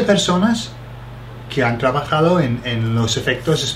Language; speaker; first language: Spanish; non-native, fluent; English